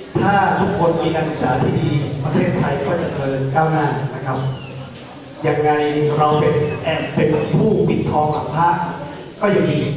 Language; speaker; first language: Thai; native; Thai